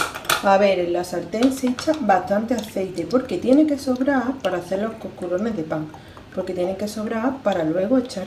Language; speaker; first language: Spanish; native; Spanish